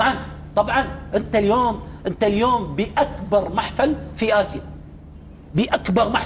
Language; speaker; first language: Arabic; native; Arabic